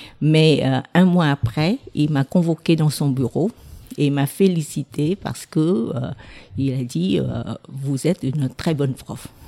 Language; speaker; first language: French; non-native, fluent; Vietnamese